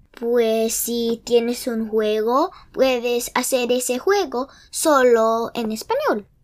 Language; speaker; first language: Spanish; early bilingual, heritage; English